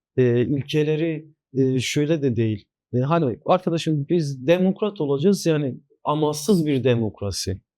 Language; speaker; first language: Turkish; non-native, local second language; Kurdish